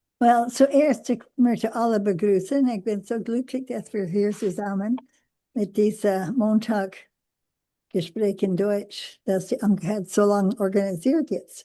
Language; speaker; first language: German; non-native, learner; English